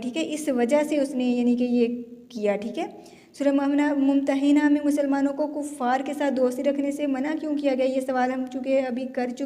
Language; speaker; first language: Urdu; native; Urdu